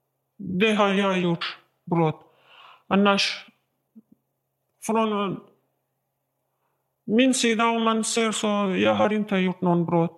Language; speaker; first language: Swedish; non-native, learner; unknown